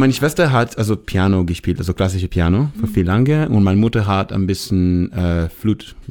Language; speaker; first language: German; non-native, learner; Hebrew